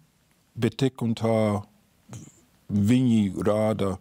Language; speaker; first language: Latvian; non-native, fluent; English